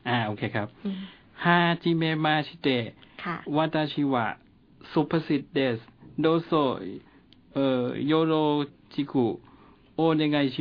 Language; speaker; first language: Japanese; non-native, learner; Thai